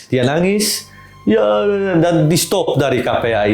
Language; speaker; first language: Indonesian; non-native, fluent; Dutch